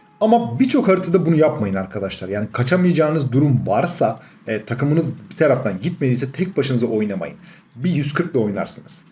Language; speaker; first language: Turkish; native; Turkish